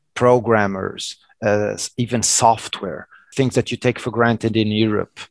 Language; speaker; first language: English; non-native, fluent; Portuguese